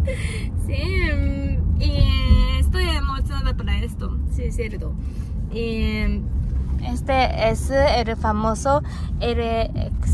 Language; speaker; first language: Spanish; non-native, fluent; Japanese